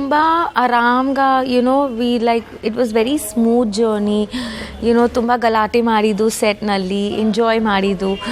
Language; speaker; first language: Kannada; non-native, learner; Punjabi